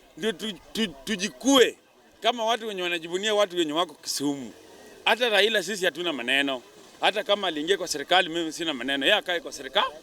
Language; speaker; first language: Swahili; non-native, local second language; Luo (Kenya and Tanzania)